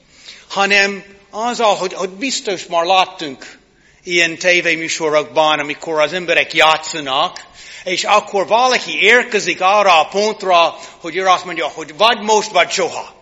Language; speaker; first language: Hungarian; non-native, fluent; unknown